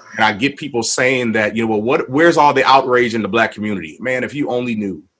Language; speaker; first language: English; native; English